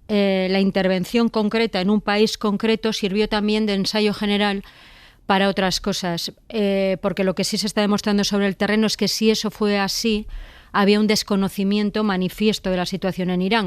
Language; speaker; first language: Spanish; native; Spanish